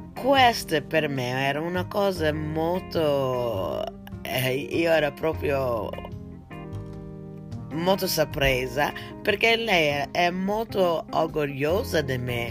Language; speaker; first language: Italian; non-native, learner; English